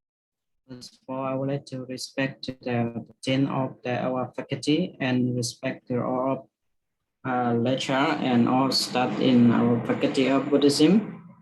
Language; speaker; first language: English; non-native, learner; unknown